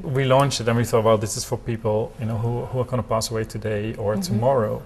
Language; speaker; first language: English; non-native, fluent; Dutch